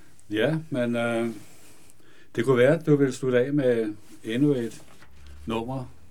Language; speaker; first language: Danish; native; Danish